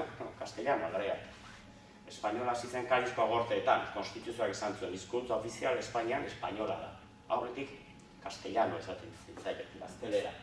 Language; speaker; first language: Basque; native; Basque